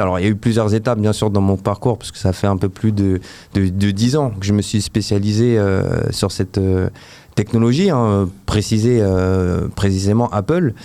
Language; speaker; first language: French; native; French